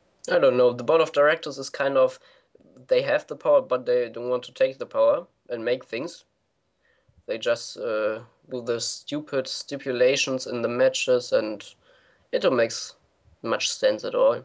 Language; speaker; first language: English; non-native, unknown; German